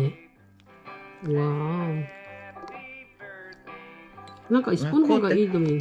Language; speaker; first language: Japanese; non-native, learner; Filipino